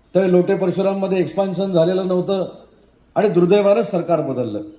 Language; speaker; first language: Marathi; native; Marathi